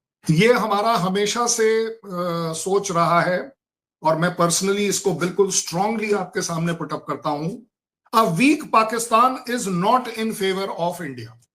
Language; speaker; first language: Hindi; native; Hindi